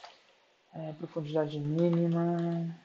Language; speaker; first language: Portuguese; native; Portuguese